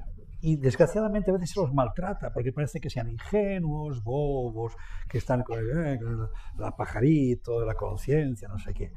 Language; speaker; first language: Spanish; native; Spanish